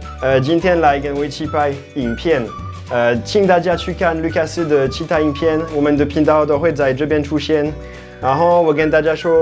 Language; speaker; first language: Chinese; non-native, fluent; French